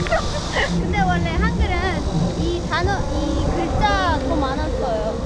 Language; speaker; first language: Korean; non-native, fluent; Armenian